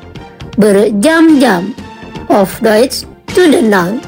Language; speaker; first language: German; non-native, fluent; Indonesian